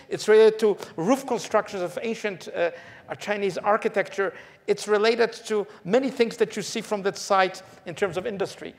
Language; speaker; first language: English; early bilingual, other home language; Polish